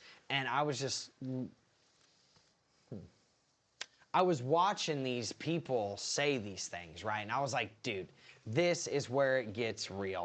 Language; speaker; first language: English; native; English